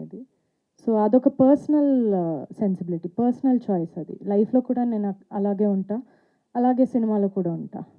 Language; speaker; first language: Telugu; non-native, fluent; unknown